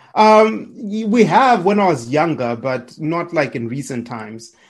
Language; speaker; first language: English; non-native, local second language; Shona